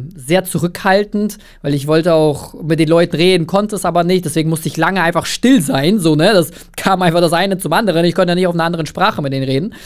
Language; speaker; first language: German; early bilingual, other home language; Russian